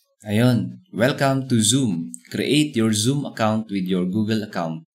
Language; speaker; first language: English; non-native, local second language; Filipino